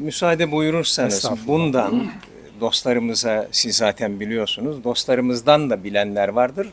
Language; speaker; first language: Turkish; native; Turkish